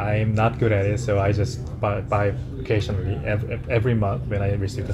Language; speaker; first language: English; non-native, fluent; Korean